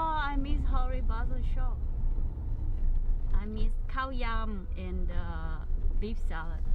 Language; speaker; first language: English; non-native, learner; Thai